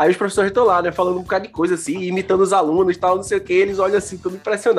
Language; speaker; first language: Portuguese; native; Portuguese